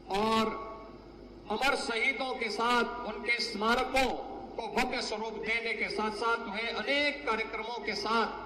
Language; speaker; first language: Hindi; native; Hindi